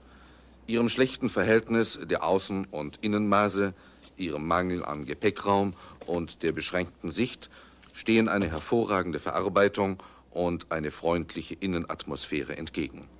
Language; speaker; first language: German; native; German